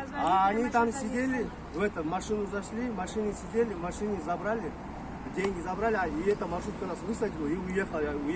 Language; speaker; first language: Russian; non-native, local second language; Kyrgyz